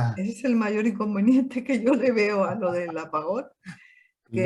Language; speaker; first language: Spanish; native; Spanish